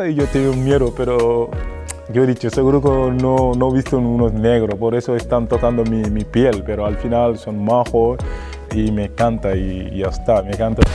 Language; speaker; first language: Spanish; non-native, fluent; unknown